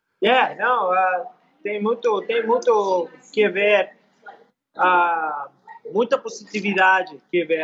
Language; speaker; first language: Portuguese; non-native, learner; English